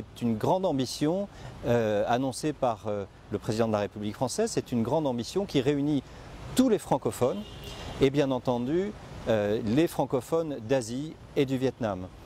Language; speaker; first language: French; native; French